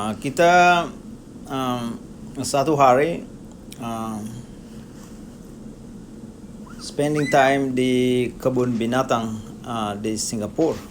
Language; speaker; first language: Indonesian; non-native, local second language; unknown